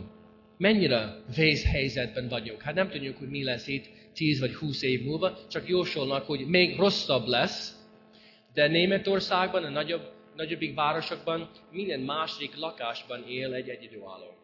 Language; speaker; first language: Hungarian; non-native, fluent; English